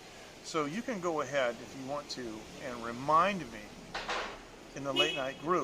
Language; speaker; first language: English; native; English